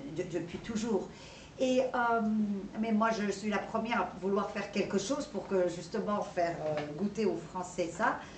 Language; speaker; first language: French; non-native, fluent; Persian